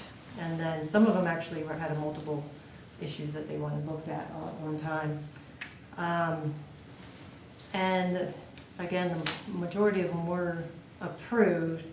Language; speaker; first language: English; native; English